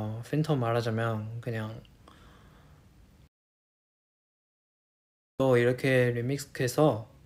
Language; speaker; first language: Korean; non-native, fluent; Chinese